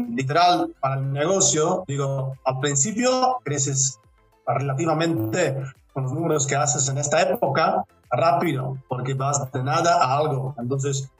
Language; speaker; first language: Spanish; non-native, fluent; Dutch